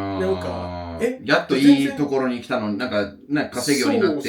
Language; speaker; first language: Japanese; non-native, fluent; English